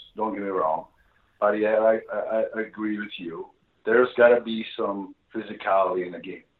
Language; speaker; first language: English; non-native, fluent; Czech